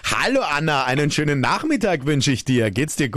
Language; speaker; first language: German; native; German